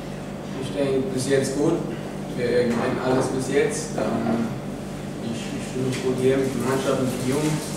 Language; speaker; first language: German; non-native, fluent; Spanish